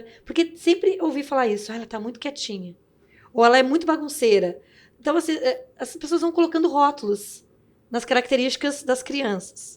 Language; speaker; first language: Portuguese; native; Portuguese